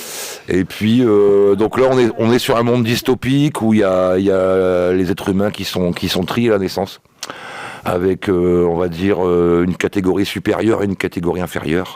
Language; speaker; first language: French; native; French